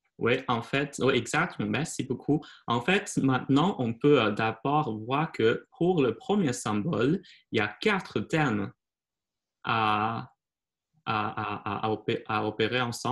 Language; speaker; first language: French; non-native, fluent; Chinese